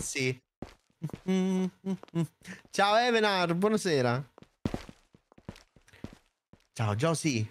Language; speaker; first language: Italian; native; Italian